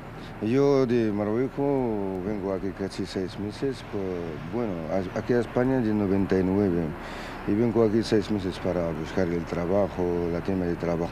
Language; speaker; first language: Spanish; non-native, learner; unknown